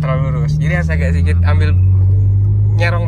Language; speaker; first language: Indonesian; native; Indonesian